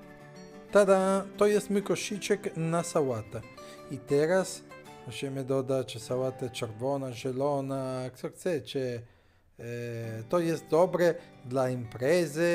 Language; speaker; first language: Polish; non-native, fluent; Italian